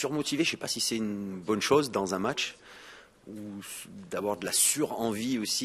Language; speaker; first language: French; native; French